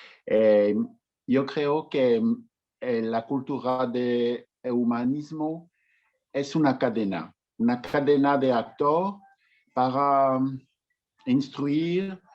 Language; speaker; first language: Spanish; non-native, learner; French